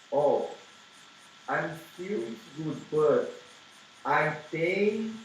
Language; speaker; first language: English; non-native, learner; Portuguese